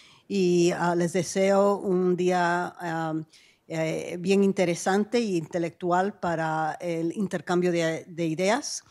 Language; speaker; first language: Spanish; early bilingual, heritage; Spanish